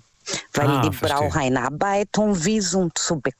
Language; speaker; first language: German; non-native, learner; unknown